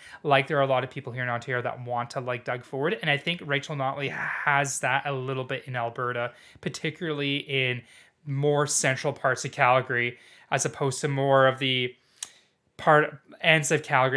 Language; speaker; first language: English; native; English